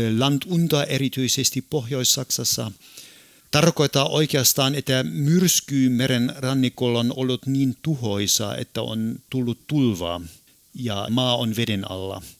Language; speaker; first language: Finnish; non-native, fluent; German